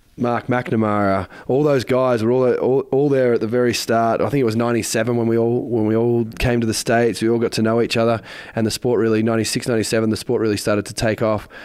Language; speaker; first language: English; native; English